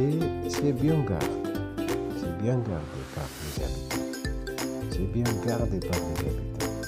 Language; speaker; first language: French; non-native, fluent; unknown